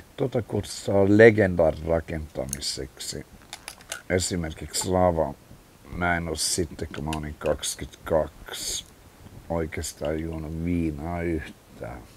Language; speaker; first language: Finnish; early bilingual, other home language; Swedish